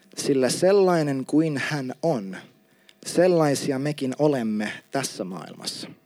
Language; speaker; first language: Finnish; native; Finnish